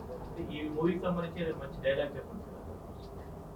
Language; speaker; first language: Telugu; native; Telugu